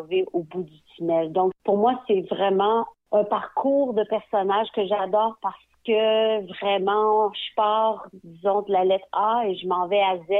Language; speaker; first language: French; native; French